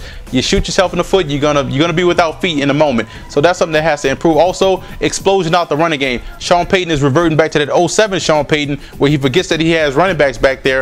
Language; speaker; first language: English; native; English